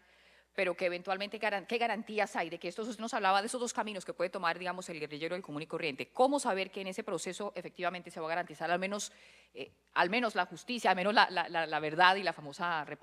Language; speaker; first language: Spanish; native; Spanish